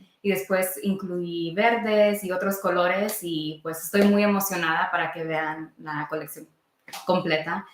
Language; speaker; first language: Spanish; early bilingual, heritage; Spanish